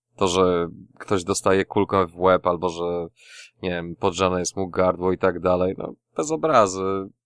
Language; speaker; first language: Polish; native; Polish